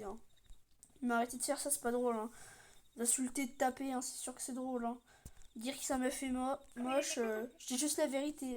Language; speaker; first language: French; native; French